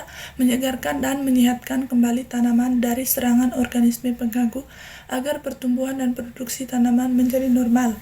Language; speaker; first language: Indonesian; non-native, learner; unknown